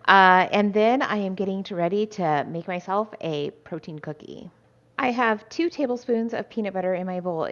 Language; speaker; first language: English; native; English